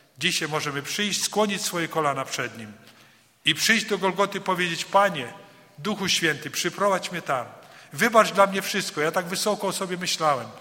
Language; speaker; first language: Polish; early bilingual, heritage; Polish